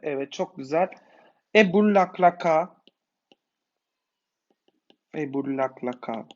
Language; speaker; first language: Turkish; native; Turkish